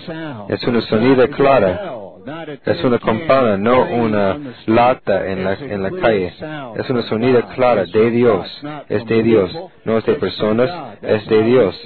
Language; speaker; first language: Spanish; non-native, fluent; English